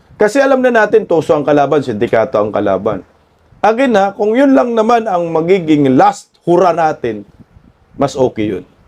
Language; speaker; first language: Filipino; non-native, local second language; Cebuano